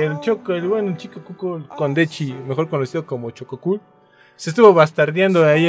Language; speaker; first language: Spanish; native; Spanish